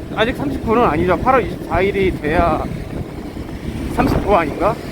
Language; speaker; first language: Korean; native; Korean